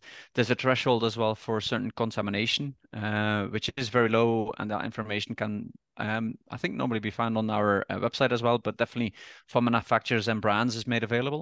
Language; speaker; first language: English; non-native, fluent; Dutch